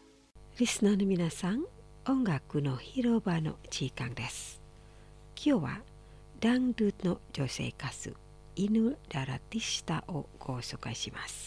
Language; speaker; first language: Japanese; non-native, fluent; Indonesian